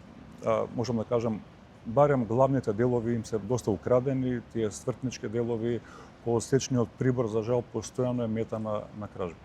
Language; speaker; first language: Macedonian; native; Macedonian